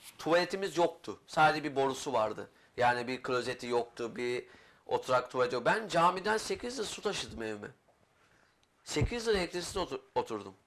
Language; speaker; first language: Turkish; native; Turkish